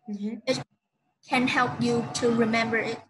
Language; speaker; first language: English; non-native, learner; Vietnamese